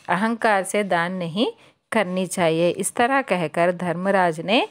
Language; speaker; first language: Hindi; non-native, local second language; Telugu